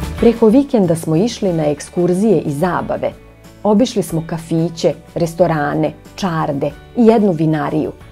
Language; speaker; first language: Serbian; native; Serbian